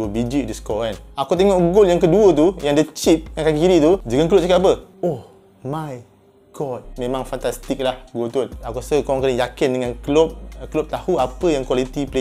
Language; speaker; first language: Malay; native; Malay